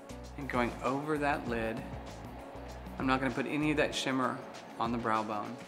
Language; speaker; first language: English; native; English